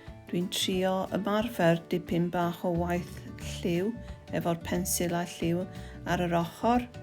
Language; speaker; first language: Welsh; non-native, local second language; English